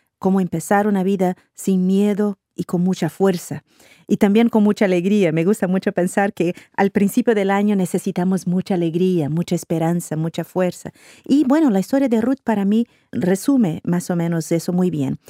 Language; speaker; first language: Spanish; non-native, fluent; Portuguese